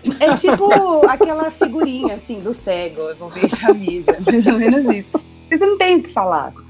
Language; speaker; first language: Portuguese; native; Portuguese